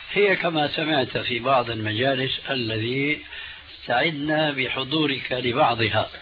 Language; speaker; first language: Arabic; early bilingual, other home language; Albanian